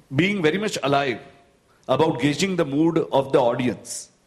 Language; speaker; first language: English; non-native, local second language; Gujarati